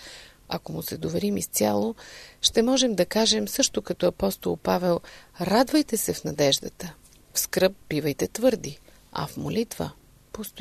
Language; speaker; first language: Bulgarian; native; Bulgarian